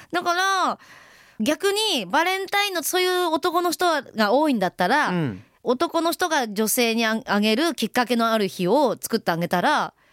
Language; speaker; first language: Japanese; native; Japanese